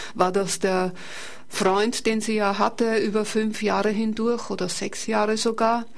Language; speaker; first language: German; native; German